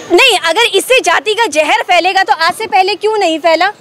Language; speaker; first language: Hindi; native; Hindi